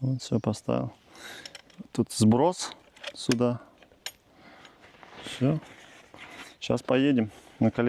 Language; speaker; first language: Russian; native; Russian